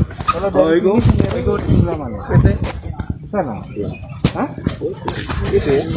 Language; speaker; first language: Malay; non-native, local second language; Javanese